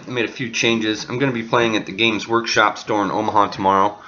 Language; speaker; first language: English; native; English